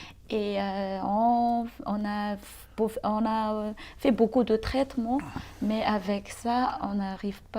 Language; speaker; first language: French; non-native, local second language; Malagasy